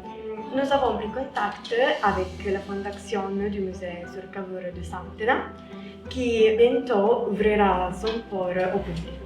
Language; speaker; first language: French; non-native, learner; Italian